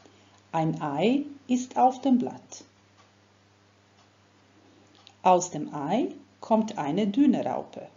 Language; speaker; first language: German; non-native, fluent; Croatian